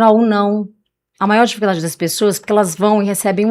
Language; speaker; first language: Portuguese; native; Portuguese